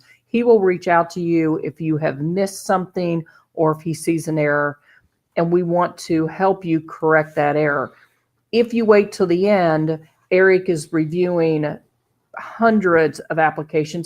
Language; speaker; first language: English; native; English